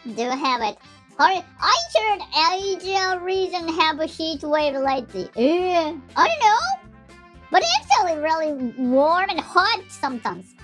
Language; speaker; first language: English; non-native, learner; Japanese